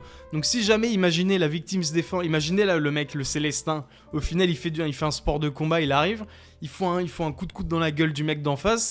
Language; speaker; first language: French; native; French